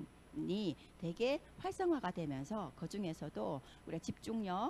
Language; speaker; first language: Korean; native; Korean